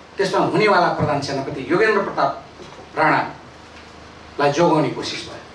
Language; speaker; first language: Nepali; native; Nepali